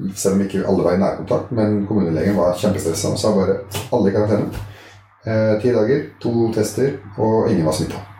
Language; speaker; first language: Norwegian; early bilingual, other home language; Arabic